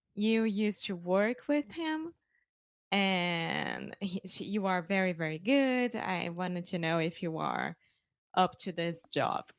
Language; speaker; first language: English; non-native, fluent; Portuguese